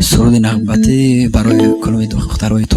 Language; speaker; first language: Persian; non-native, local second language; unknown